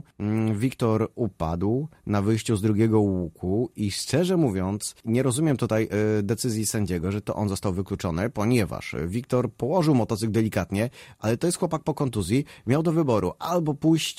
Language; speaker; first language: Polish; native; Polish